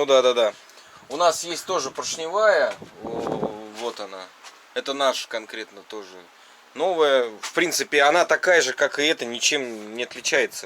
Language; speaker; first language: Russian; native; Russian